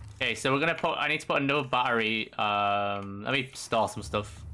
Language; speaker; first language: English; native; English